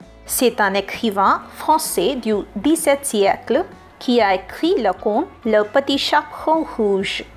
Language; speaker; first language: French; non-native, fluent; Hindi